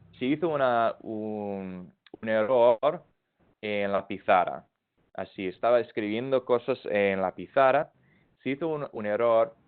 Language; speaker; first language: Spanish; non-native, fluent; English